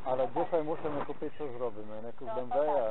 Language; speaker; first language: Polish; non-native, learner; Ukrainian